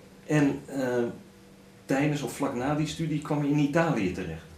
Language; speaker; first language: Dutch; native; Dutch